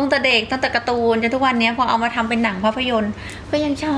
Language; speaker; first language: Thai; native; Thai